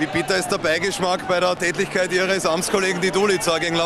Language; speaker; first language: German; native; German